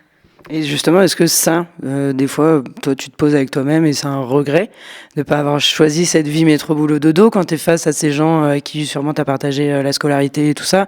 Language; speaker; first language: French; native; French